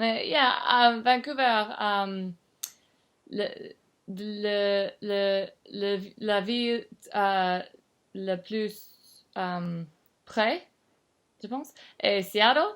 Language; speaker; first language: French; non-native, learner; English